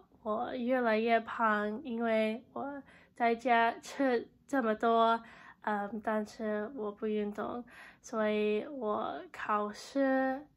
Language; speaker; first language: Chinese; non-native, learner; English